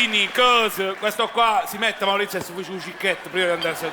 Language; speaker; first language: Italian; native; Italian